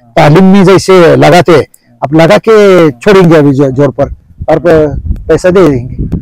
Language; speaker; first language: Hindi; non-native, local second language; Marathi